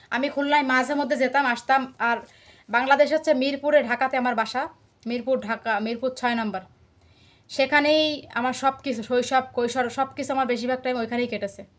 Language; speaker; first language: Bangla; native; Bangla